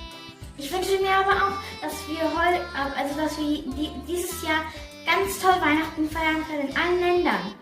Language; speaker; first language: German; early bilingual, other home language; Korean